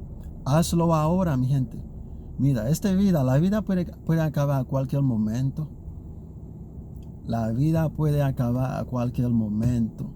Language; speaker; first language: Spanish; non-native, learner; Haitian Creole